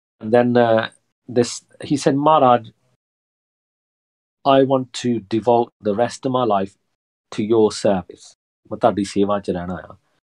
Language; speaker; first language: Punjabi; early bilingual, heritage; Punjabi